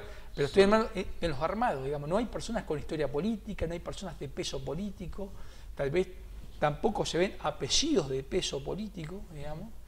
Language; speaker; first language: Spanish; native; Spanish